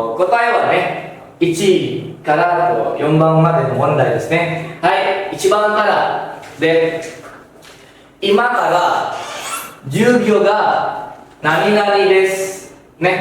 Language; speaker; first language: Japanese; non-native, fluent; Indonesian